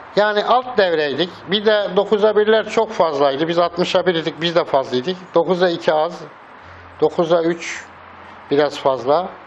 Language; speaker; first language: Turkish; native; Turkish